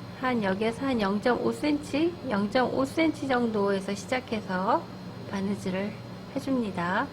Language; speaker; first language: Korean; native; Korean